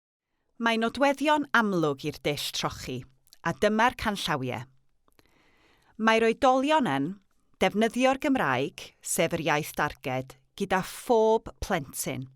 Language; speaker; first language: Welsh; native; Welsh